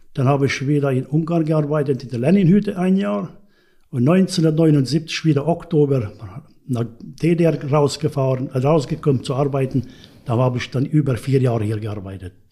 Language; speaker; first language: German; non-native, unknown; Hungarian